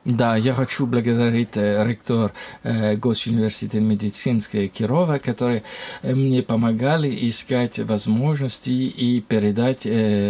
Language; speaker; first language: Russian; non-native, learner; French